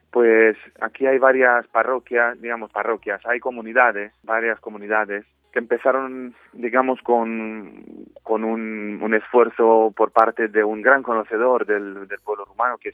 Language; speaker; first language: Spanish; non-native, fluent; Romanian